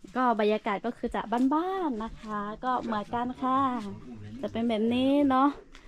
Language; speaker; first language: Thai; non-native, local second language; Lahu